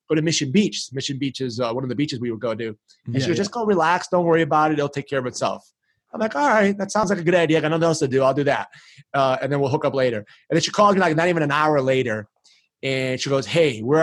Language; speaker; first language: English; early bilingual, other home language; Greek